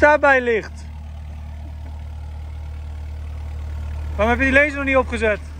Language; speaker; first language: Dutch; native; Dutch